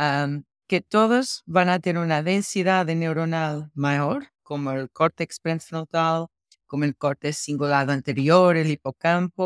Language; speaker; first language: Spanish; non-native, fluent; Portuguese